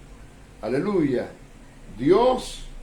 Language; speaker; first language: Spanish; native; Spanish